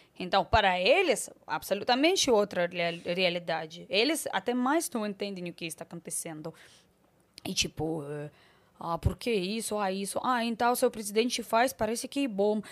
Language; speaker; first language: Portuguese; non-native, fluent; Russian